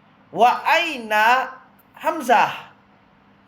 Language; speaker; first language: Arabic; non-native, fluent; Indonesian